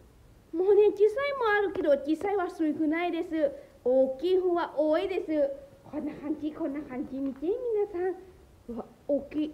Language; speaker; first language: Japanese; non-native, learner; Lao